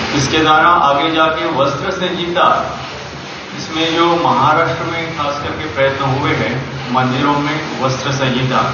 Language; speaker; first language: Hindi; non-native, local second language; Konkani